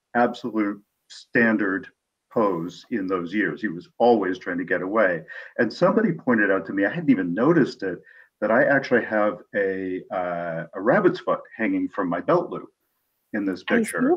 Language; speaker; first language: English; native; English